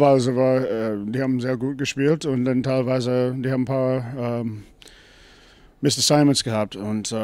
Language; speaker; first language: German; non-native, fluent; English